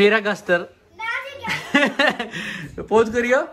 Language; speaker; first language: Hindi; native; Hindi